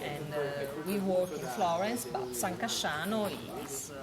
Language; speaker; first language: English; non-native, learner; Italian